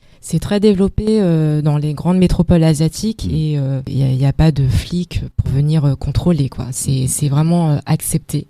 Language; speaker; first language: French; native; French